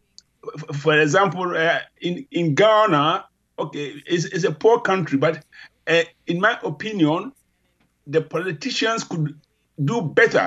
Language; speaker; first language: English; non-native, local second language; Akan